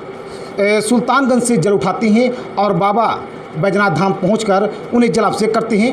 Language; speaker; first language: Hindi; native; Hindi